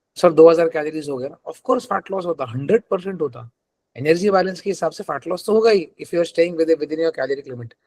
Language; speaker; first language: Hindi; non-native, local second language; Telugu